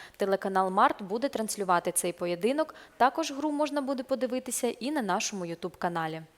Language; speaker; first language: Ukrainian; native; Ukrainian